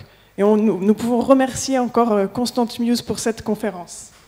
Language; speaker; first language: French; native; French